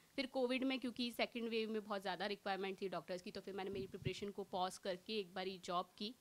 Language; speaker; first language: Hindi; native; Hindi